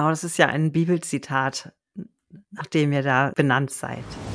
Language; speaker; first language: German; native; German